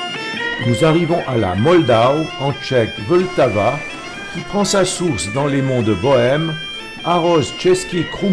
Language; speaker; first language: French; native; French